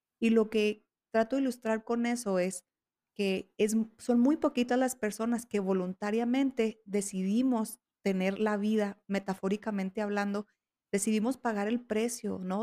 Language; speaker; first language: Spanish; native; Spanish